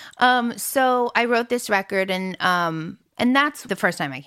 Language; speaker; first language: English; early bilingual, other home language; French